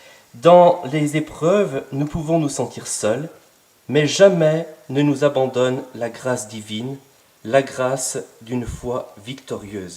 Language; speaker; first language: French; native; French